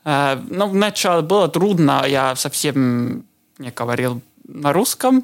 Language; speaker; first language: Russian; non-native, learner; Estonian